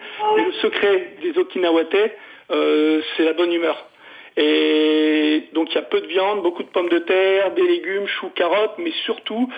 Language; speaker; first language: French; native; French